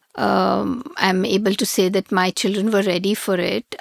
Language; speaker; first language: English; non-native, local second language; Hindi